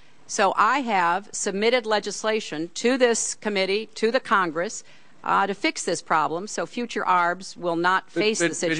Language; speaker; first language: English; native; English